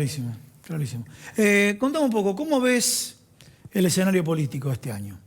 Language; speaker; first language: Spanish; native; Spanish